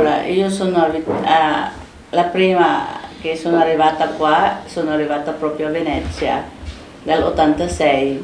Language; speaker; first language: Italian; non-native, fluent; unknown